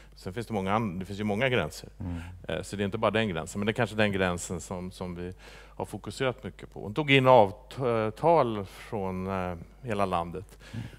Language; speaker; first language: Swedish; native; Swedish